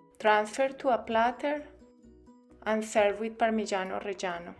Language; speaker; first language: English; non-native, fluent; Italian